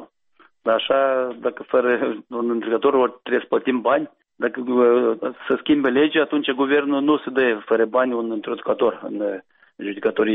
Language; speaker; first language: Romanian; non-native, local second language; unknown